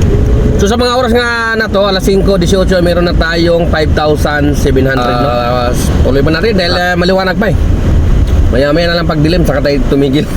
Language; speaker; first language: Filipino; native; Filipino